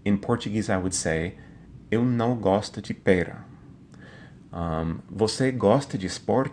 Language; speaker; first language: Portuguese; non-native, fluent; English